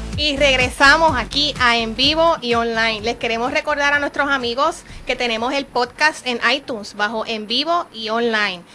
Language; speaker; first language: Spanish; native; Spanish